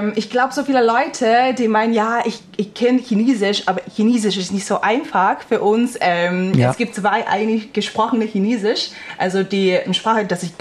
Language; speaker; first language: German; non-native, fluent; Cantonese